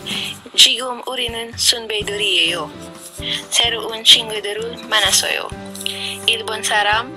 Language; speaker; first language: Korean; non-native, learner; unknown